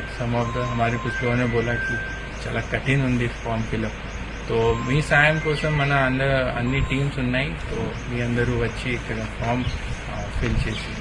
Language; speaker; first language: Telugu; non-native, learner; Hindi